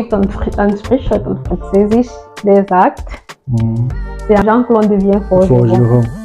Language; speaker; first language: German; non-native, learner; French